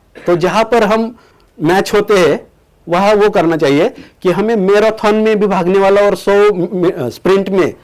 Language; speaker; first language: Hindi; non-native, local second language; Marathi